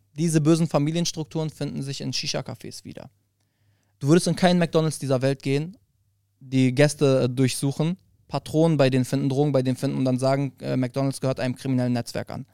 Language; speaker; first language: German; early bilingual, other home language; Arabic